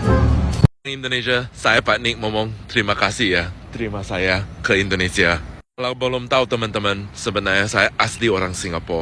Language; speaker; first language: Indonesian; non-native, learner; English